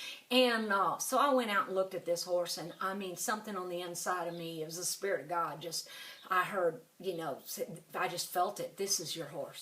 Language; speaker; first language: English; native; English